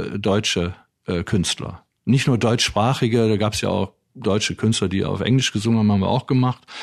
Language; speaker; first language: German; native; German